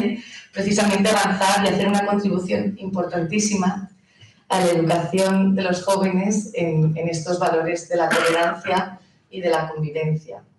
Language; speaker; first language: Spanish; native; Spanish